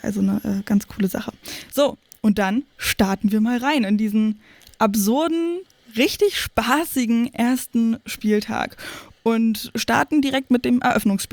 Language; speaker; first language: German; native; German